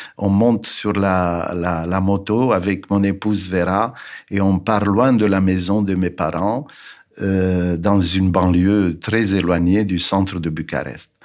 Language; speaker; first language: French; non-native, fluent; Romanian